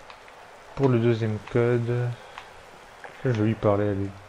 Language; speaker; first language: French; native; French